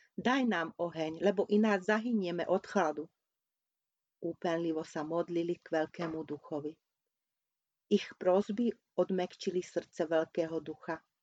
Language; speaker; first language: Slovak; non-native, local second language; Hungarian